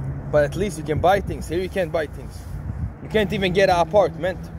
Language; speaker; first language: English; non-native, fluent; Swedish